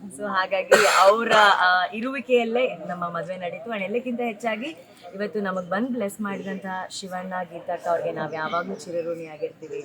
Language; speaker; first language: Kannada; non-native, local second language; Tulu